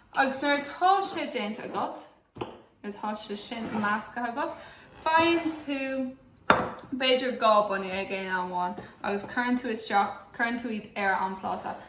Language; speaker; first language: Irish; non-native, local second language; English